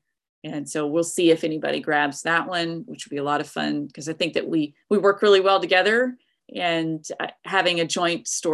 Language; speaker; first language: English; native; English